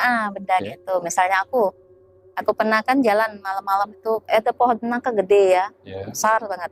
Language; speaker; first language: Indonesian; native; Indonesian